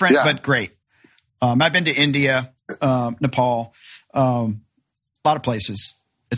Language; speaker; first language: English; native; English